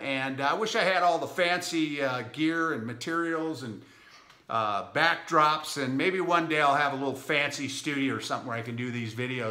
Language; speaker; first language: English; native; English